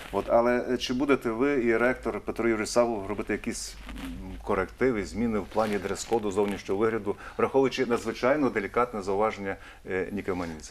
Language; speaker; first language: Ukrainian; native; Ukrainian